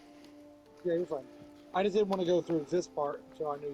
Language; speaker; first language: English; native; English